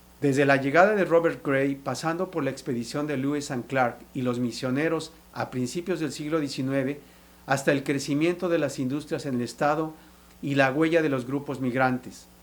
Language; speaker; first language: Spanish; native; Spanish